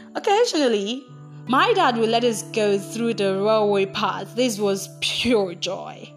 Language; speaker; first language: English; non-native, local second language; Igbo